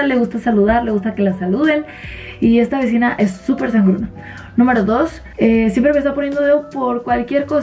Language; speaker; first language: Spanish; native; Spanish